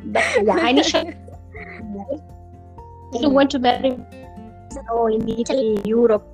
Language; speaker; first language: English; non-native, fluent; Italian